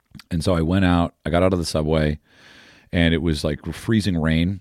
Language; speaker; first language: English; native; English